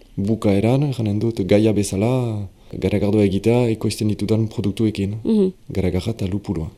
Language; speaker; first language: Basque; non-native, local second language; French